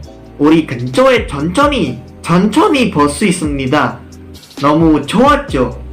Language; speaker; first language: Korean; non-native, learner; Indonesian